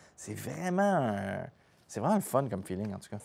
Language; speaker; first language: French; native; French